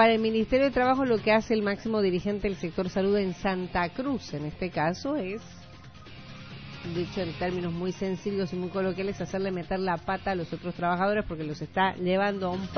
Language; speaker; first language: Spanish; native; Spanish